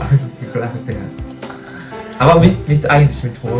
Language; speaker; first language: German; non-native, learner; Japanese